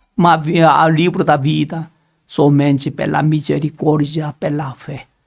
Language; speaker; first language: Portuguese; non-native, learner; Korean